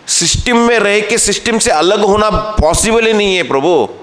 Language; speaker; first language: Hindi; non-native, local second language; Marathi